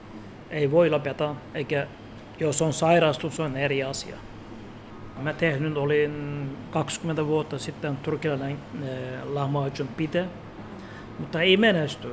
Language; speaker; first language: Finnish; non-native, learner; Turkish